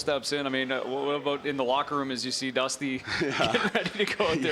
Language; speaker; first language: English; native; English